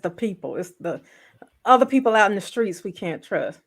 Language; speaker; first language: English; native; English